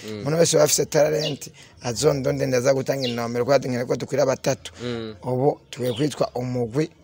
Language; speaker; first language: Rundi; native; Rundi